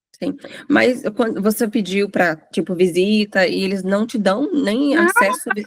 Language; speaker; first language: Portuguese; native; Portuguese